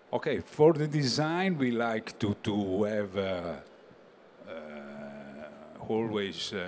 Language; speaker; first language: English; non-native, learner; Italian